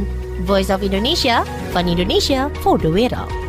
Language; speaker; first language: Dutch; non-native, fluent; Indonesian